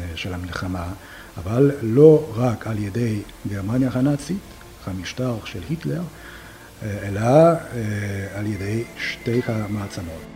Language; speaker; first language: Hebrew; non-native, fluent; Polish